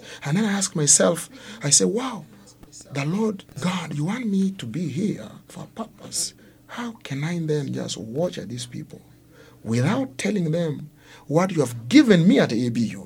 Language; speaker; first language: English; non-native, fluent; Luo (Kenya and Tanzania)